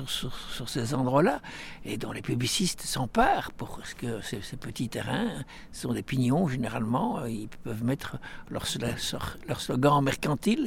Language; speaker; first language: French; native; French